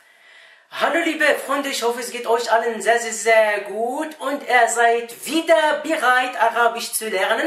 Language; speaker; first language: German; non-native, fluent; Arabic